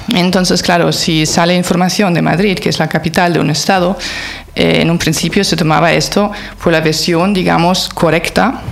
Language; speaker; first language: Spanish; non-native, fluent; German